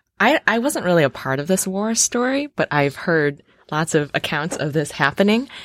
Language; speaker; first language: English; native; English